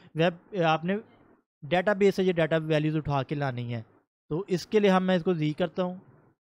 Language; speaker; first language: Urdu; native; Urdu